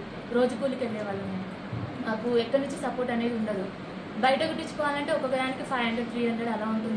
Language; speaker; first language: Telugu; native; Telugu